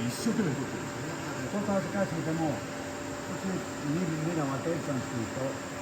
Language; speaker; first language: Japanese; non-native, learner; English